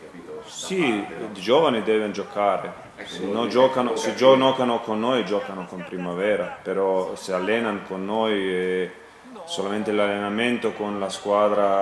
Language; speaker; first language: Italian; non-native, learner; Croatian